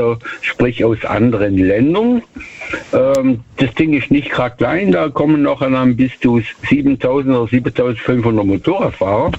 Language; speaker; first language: German; native; German